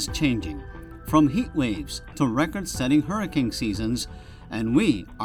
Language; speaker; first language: English; native; English